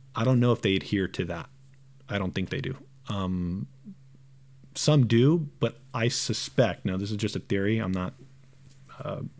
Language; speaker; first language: English; early bilingual, other home language; Romanian